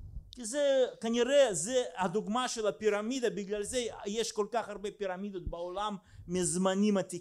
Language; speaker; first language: Hebrew; non-native, fluent; Russian